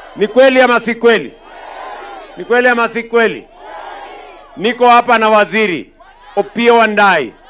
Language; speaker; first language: Swahili; non-native, local second language; Kalenjin